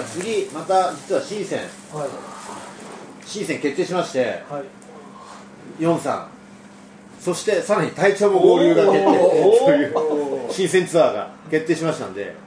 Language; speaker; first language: Japanese; native; Japanese